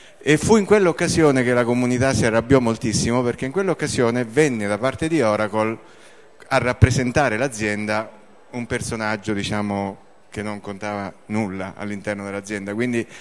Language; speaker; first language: Italian; native; Italian